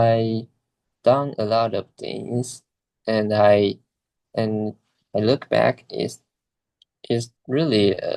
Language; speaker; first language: English; non-native, learner; Chinese